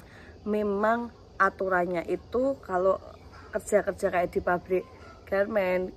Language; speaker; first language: Indonesian; native; Indonesian